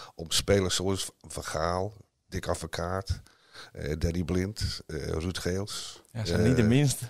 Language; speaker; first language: Dutch; non-native, fluent; English